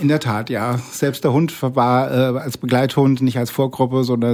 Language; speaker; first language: German; native; German